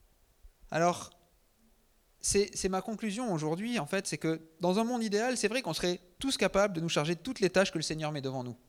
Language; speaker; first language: French; native; French